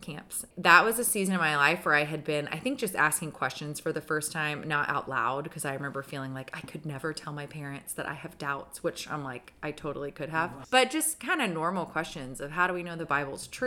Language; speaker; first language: English; native; English